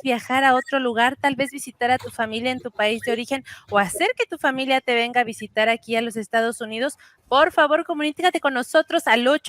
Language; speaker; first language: Spanish; native; Spanish